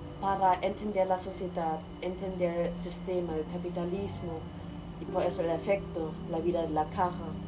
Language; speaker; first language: Spanish; non-native, learner; German